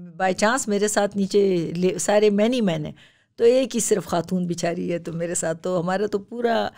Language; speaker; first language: Urdu; non-native, local second language; Pashto